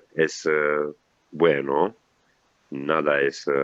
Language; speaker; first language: Spanish; non-native, learner; Italian